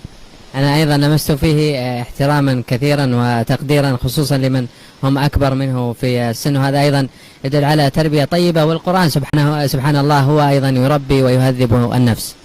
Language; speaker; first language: Arabic; native; Arabic